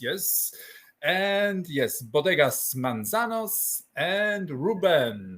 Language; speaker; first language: English; non-native, fluent; Polish